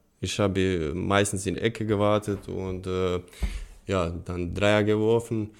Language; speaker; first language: German; non-native, fluent; Bosnian